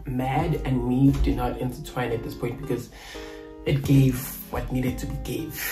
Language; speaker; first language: English; non-native, local second language; Zulu